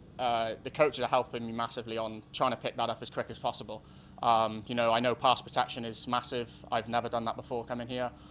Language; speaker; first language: English; native; English